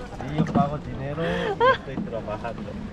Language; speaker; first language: Spanish; non-native, learner; Korean